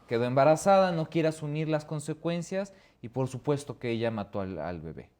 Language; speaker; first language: Spanish; native; Spanish